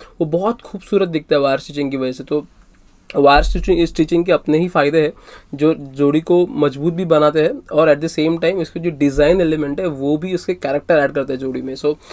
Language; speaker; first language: Hindi; non-native, local second language; Marathi